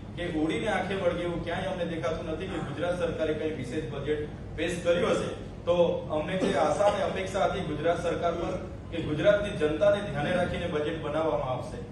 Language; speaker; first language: Gujarati; non-native, local second language; Vasavi